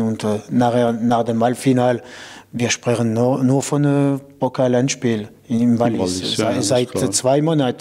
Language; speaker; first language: German; non-native, local second language; French